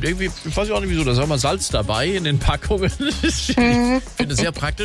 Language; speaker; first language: German; native; German